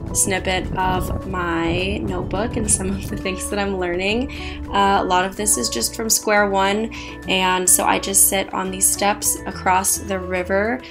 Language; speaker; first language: English; native; English